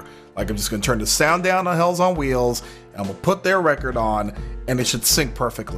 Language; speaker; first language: English; native; English